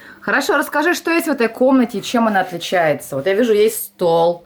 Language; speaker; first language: Russian; native; Russian